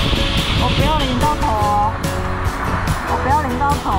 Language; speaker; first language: Chinese; native; Chinese